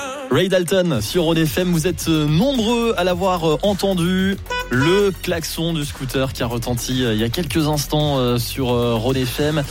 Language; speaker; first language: French; native; French